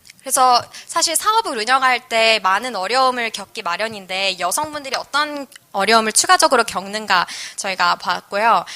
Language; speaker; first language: Korean; native; Korean